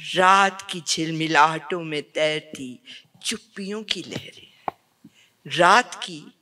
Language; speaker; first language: Hindi; native; Hindi